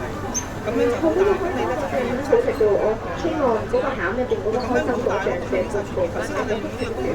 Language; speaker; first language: Cantonese; native; Cantonese